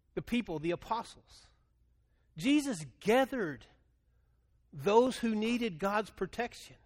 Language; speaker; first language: English; native; English